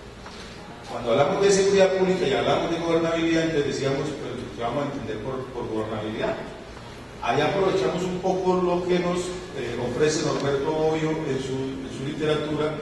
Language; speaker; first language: Spanish; native; Spanish